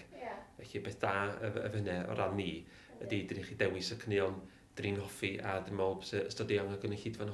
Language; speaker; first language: Welsh; native; Welsh